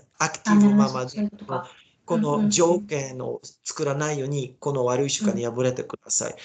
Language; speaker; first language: Japanese; non-native, learner; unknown